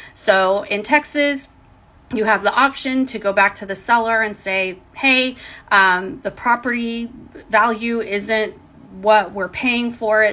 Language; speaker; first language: English; native; English